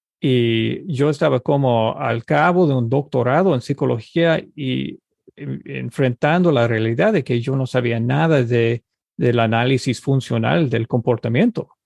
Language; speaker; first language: Spanish; early bilingual, heritage; Spanish